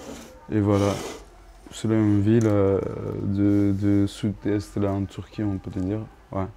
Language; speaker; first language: French; non-native, learner; Kurdish